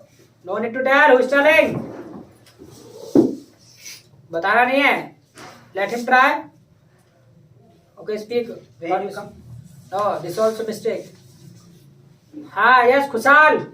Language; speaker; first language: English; non-native, local second language; Hindi